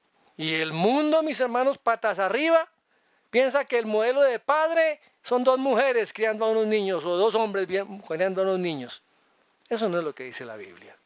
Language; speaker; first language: Spanish; native; Spanish